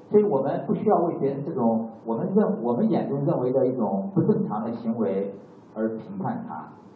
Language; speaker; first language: Chinese; native; Chinese